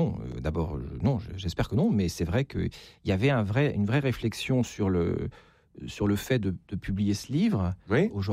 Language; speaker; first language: French; native; French